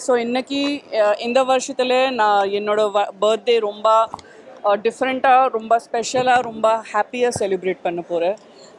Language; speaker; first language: Tamil; non-native, local second language; Gujarati